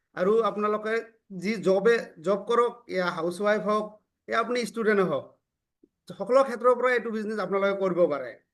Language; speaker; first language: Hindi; non-native, local second language; Assamese